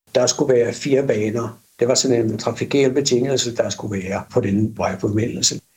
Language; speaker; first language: Danish; non-native, fluent; Finnish